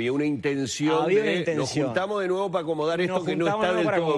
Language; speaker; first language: Spanish; native; Spanish